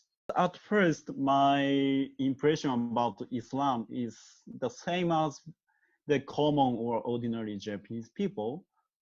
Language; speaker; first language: English; non-native, learner; Japanese